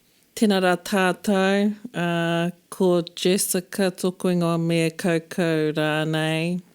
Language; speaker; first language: Māori; non-native, local second language; English